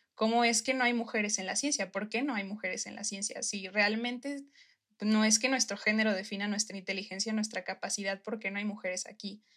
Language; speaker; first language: Spanish; native; Spanish